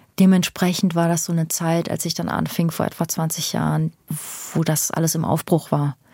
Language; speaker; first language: German; early bilingual, other home language; Persian